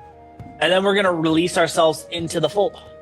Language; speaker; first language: English; native; English